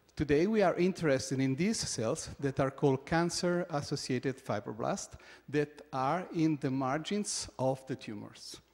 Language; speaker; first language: English; non-native, fluent; Italian